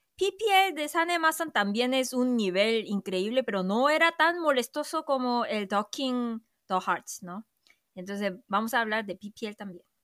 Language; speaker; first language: Spanish; non-native, fluent; Korean